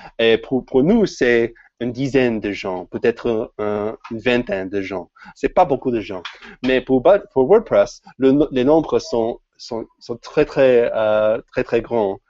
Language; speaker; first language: French; non-native, fluent; English